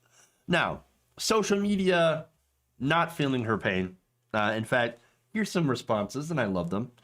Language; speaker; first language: English; native; English